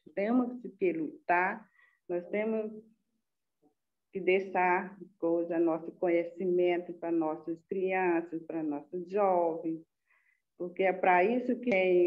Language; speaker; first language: Portuguese; non-native, local second language; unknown